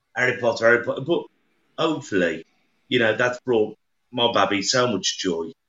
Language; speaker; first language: English; native; English